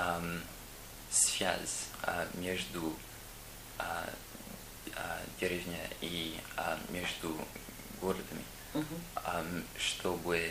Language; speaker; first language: Russian; non-native, learner; English